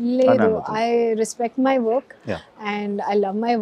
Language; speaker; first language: Telugu; non-native, learner; Hindi